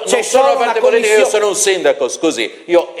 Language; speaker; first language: Italian; native; Italian